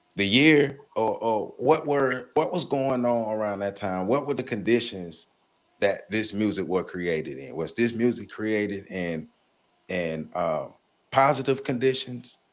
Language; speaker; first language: English; native; English